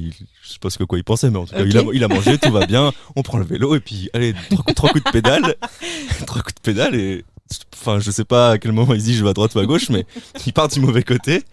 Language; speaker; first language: French; native; French